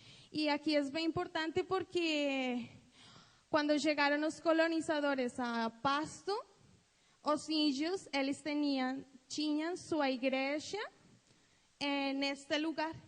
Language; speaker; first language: Portuguese; non-native, fluent; Spanish